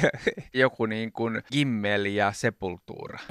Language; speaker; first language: Finnish; early bilingual, other home language; Japanese